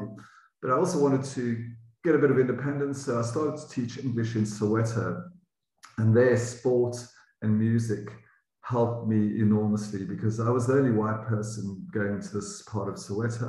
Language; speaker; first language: English; native; English